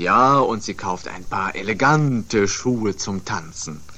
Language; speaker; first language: German; non-native, fluent; Swedish